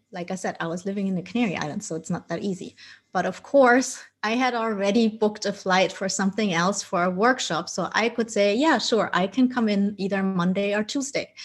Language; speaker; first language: English; non-native, fluent; German